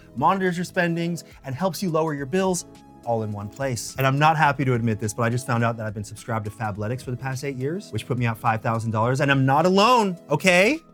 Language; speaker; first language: English; native; English